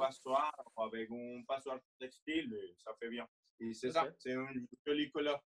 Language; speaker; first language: French; non-native, fluent; Spanish